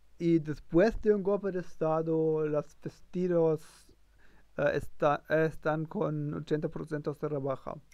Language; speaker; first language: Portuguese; non-native, learner; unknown